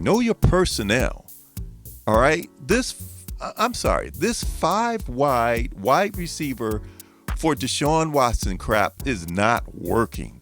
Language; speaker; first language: English; native; English